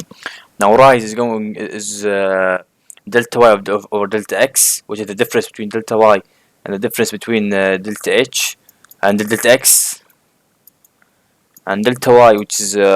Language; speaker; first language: English; non-native, fluent; Arabic